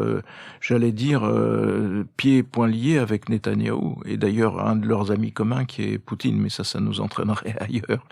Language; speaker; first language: French; native; French